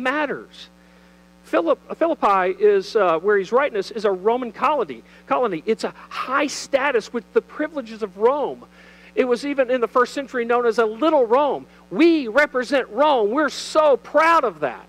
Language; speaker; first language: English; native; English